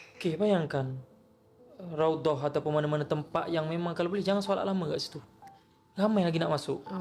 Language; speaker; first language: Malay; native; Malay